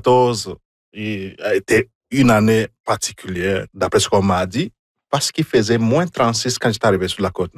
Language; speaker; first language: French; non-native, fluent; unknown